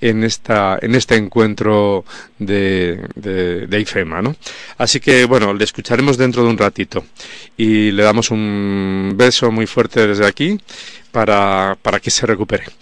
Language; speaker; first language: Spanish; native; Spanish